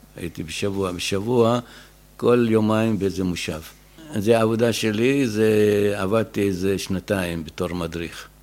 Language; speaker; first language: Hebrew; non-native, fluent; Arabic